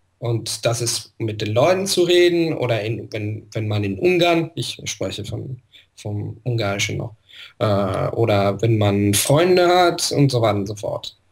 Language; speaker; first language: German; non-native, fluent; Italian